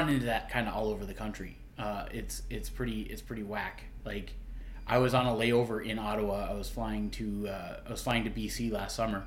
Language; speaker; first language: English; native; English